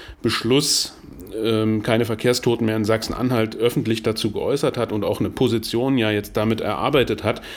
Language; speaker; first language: German; native; German